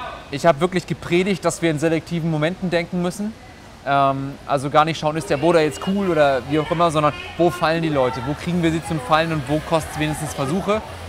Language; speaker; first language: German; native; German